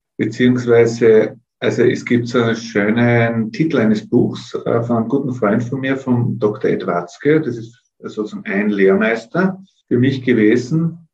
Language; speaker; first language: German; native; German